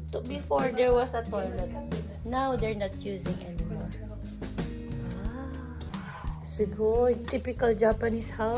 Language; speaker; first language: English; non-native, learner; Japanese